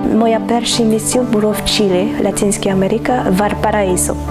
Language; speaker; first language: Ukrainian; non-native, learner; French